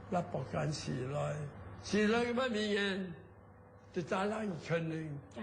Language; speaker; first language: Thai; non-native, learner; Chinese